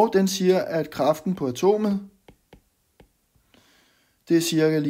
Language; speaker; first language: Danish; native; Danish